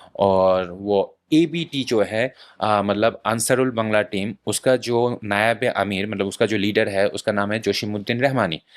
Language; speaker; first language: Hindi; non-native, local second language; Bangla